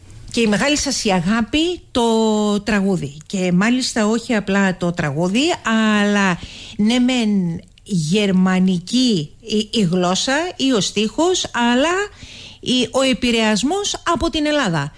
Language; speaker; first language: Greek; native; Greek